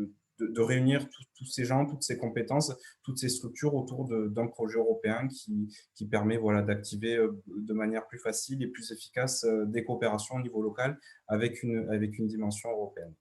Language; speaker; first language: French; native; French